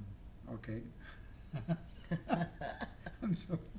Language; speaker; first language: English; non-native, learner; French